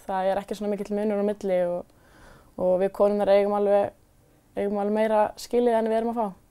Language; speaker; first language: Icelandic; native; Icelandic